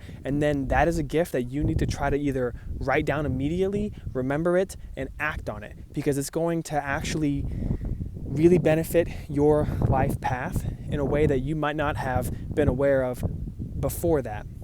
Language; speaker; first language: English; native; English